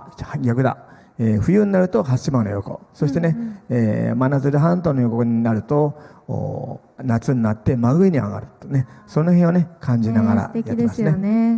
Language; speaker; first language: Japanese; native; Japanese